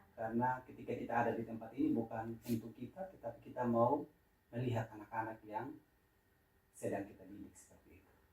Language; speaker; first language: Indonesian; non-native, local second language; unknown